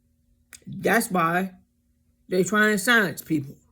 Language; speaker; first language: English; native; English